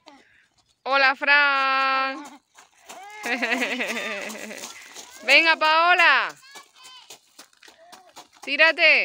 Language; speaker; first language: Spanish; native; Spanish